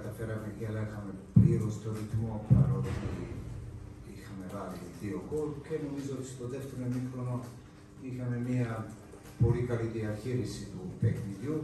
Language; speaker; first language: Greek; non-native, fluent; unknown